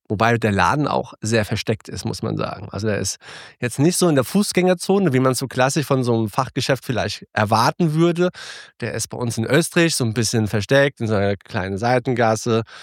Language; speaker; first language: German; early bilingual, other home language; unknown